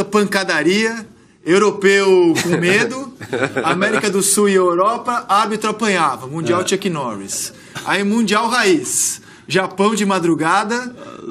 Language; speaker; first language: Portuguese; native; Portuguese